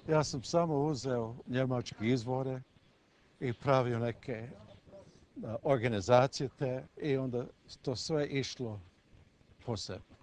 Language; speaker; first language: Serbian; early bilingual, heritage; English